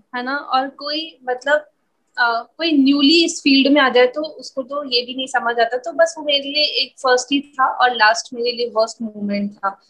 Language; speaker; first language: Hindi; native; Hindi